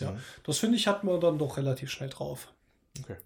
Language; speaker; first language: German; native; German